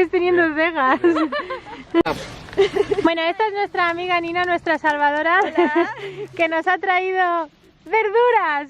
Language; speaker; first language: Spanish; native; Spanish